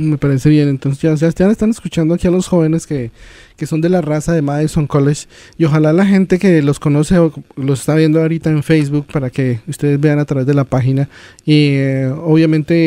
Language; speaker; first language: Spanish; native; Spanish